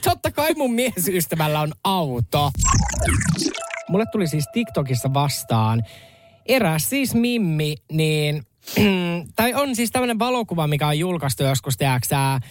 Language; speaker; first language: Finnish; native; Finnish